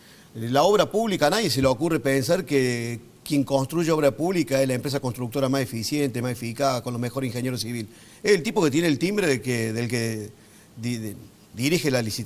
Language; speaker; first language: Spanish; native; Spanish